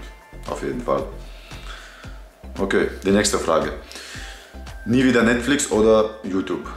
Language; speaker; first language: German; early bilingual, other home language; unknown